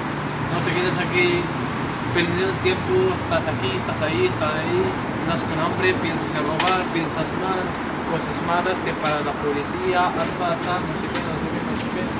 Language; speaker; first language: Spanish; non-native, learner; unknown